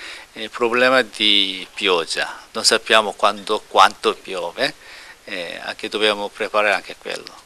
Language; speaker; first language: Italian; non-native, learner; Korean